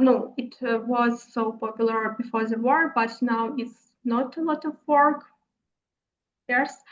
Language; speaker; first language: English; non-native, learner; Ukrainian